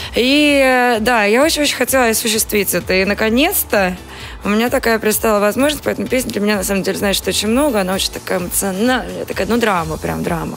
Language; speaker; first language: Russian; native; Russian